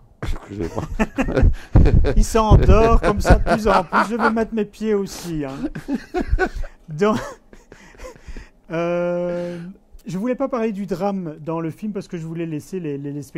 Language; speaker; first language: French; native; French